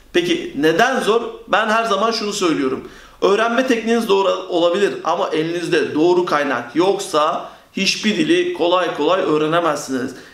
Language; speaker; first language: Turkish; native; Turkish